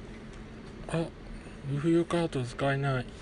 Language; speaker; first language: Japanese; non-native, fluent; Chinese